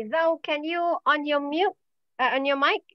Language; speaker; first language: English; non-native, learner; Malay